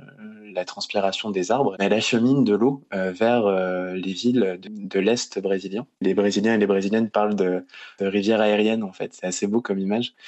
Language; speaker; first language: French; native; French